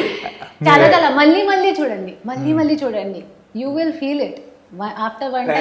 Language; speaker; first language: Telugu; non-native, learner; Hindi